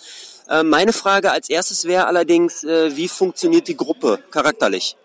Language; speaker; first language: German; native; German